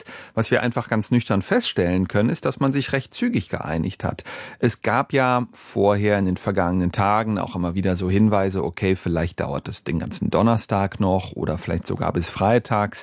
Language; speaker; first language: German; native; German